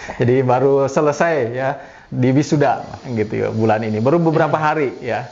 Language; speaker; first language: Indonesian; native; Indonesian